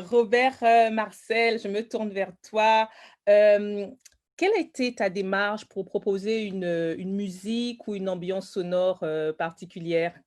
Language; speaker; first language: French; native; French